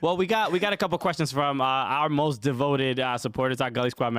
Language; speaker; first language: English; native; English